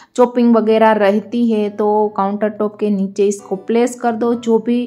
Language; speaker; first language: Hindi; non-native, local second language; Gujarati